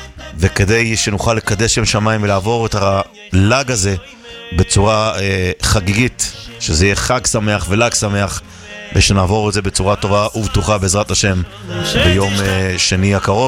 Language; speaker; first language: Hebrew; native; Hebrew